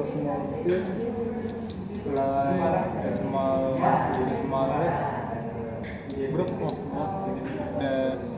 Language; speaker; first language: English; non-native, learner; Indonesian